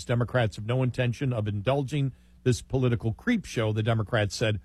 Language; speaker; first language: English; native; English